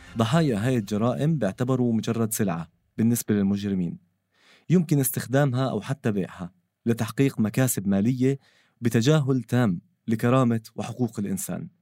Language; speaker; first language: Arabic; native; Arabic